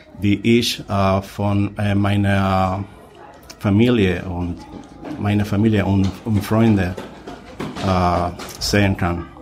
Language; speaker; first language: German; non-native, learner; Spanish